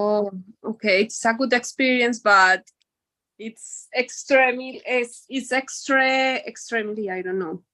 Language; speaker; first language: English; non-native, learner; Spanish